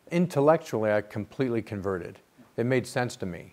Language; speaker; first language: English; native; English